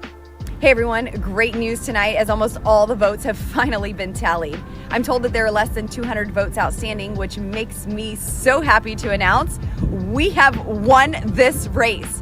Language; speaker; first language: English; native; English